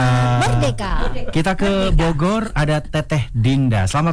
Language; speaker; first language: Indonesian; native; Indonesian